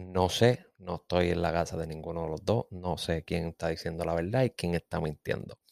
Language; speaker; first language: Spanish; native; Spanish